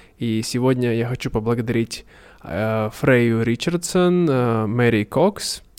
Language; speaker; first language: Russian; native; Russian